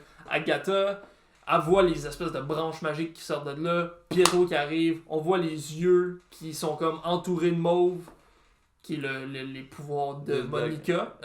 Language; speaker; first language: French; native; French